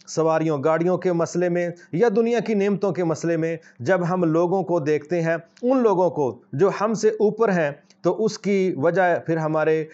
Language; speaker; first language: Urdu; native; Urdu